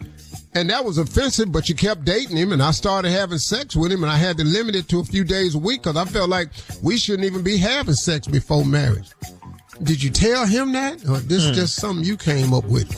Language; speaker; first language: English; native; English